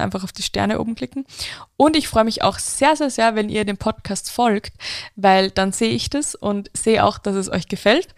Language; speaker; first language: German; native; German